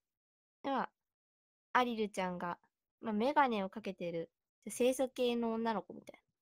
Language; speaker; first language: Japanese; native; Japanese